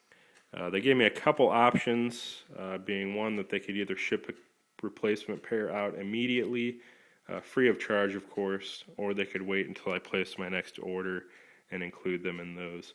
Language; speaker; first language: English; native; English